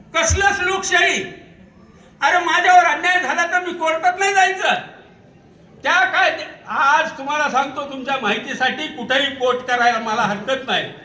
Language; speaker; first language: Marathi; non-native, local second language; Urdu